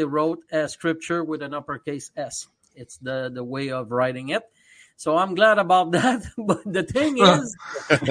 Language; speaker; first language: English; native; English